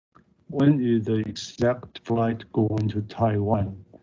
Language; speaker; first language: English; non-native, learner; Chinese